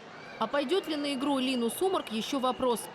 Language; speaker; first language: Russian; native; Russian